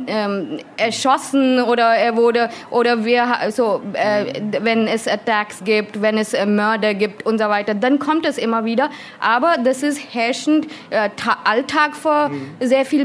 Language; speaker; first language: German; non-native, learner; Hindi